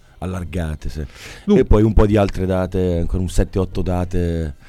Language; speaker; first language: Italian; native; Italian